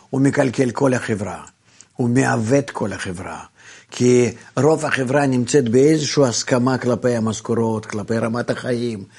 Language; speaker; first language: Hebrew; non-native, fluent; Russian